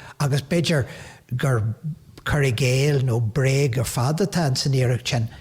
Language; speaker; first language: Irish; native; Irish